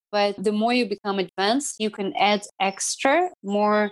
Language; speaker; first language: English; non-native, fluent; Russian